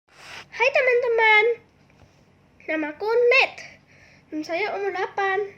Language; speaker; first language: Indonesian; early bilingual, other home language; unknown